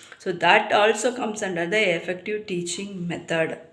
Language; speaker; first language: English; non-native, local second language; Tamil